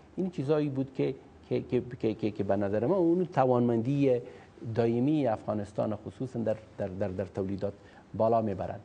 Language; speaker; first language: Persian; native; Persian